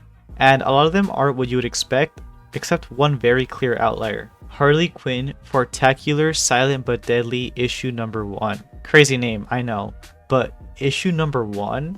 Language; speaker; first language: English; native; English